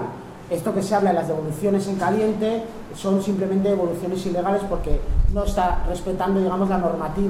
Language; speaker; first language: Spanish; native; Spanish